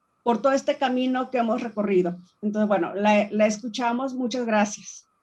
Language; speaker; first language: Spanish; native; Spanish